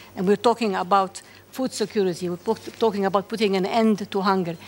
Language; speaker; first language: English; non-native, fluent; Arabic